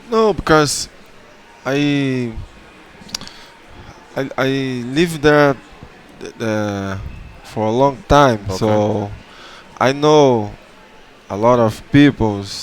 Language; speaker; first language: English; non-native, learner; Portuguese